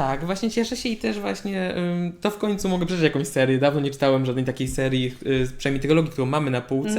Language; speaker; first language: Polish; native; Polish